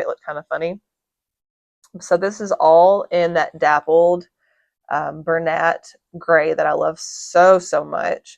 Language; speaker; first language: English; native; English